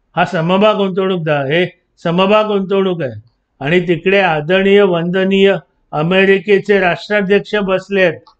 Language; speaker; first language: Marathi; native; Marathi